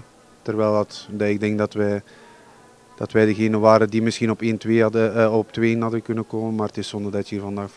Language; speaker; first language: Dutch; native; Dutch